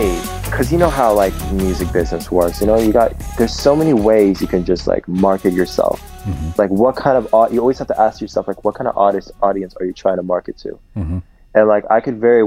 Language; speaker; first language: English; native; English